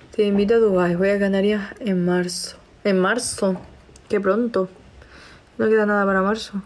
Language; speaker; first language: Spanish; native; Spanish